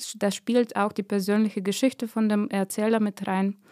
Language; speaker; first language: German; non-native, fluent; Bulgarian